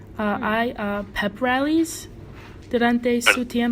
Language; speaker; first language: Spanish; non-native, learner; English